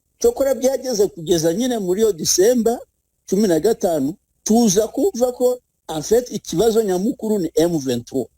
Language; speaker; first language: Kinyarwanda; native; Kinyarwanda